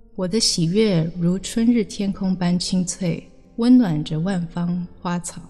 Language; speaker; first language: Chinese; early bilingual, heritage; Chinese